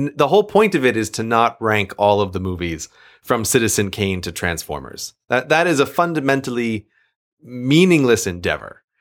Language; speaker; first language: English; native; English